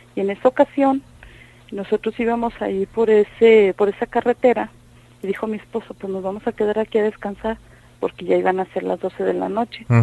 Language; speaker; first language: Spanish; native; Spanish